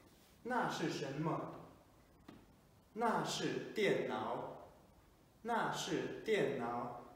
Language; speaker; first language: Chinese; non-native, fluent; Kazakh